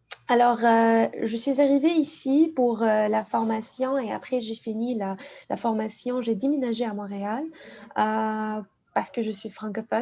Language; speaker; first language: French; non-native, fluent; Arabic